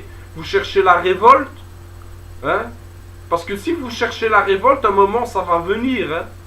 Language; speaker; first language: French; native; French